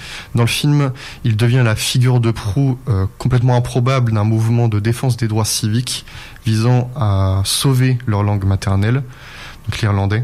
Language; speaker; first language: French; native; French